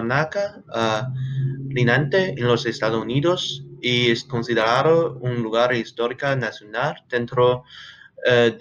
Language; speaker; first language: Spanish; non-native, learner; English